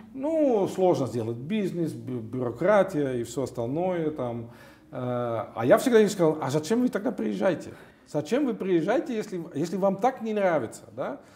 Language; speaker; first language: Russian; non-native, fluent; Dutch